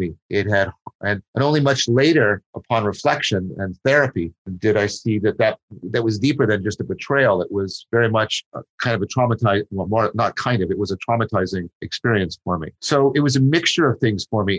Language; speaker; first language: English; native; English